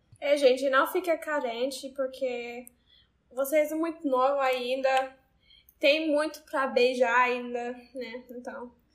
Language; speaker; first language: Portuguese; non-native, learner; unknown